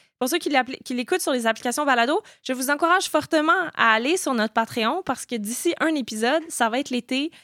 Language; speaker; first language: French; native; French